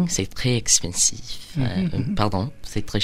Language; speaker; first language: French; non-native, learner; English